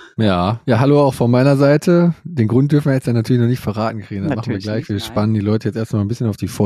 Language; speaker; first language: German; native; German